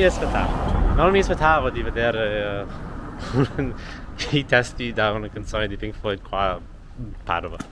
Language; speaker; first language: Italian; non-native, fluent; English